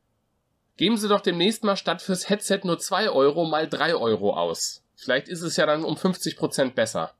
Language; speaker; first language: German; native; German